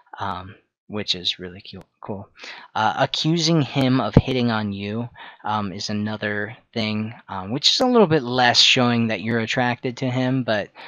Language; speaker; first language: English; native; English